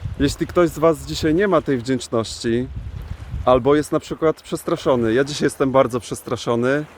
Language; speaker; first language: Polish; native; Polish